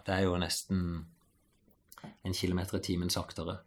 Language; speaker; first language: Norwegian; native; Norwegian